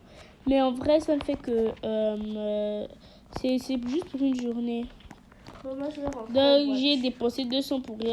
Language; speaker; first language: French; native; French